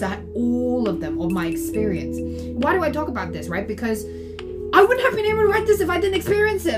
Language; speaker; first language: English; non-native, local second language; Cantonese